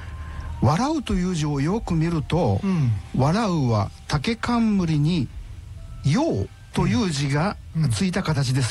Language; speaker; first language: Japanese; native; Japanese